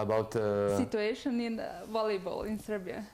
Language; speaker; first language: English; non-native, fluent; Serbian